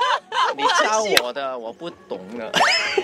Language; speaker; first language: Chinese; non-native, local second language; Cantonese